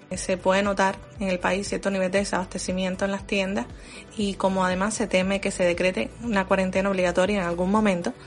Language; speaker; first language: Spanish; native; Spanish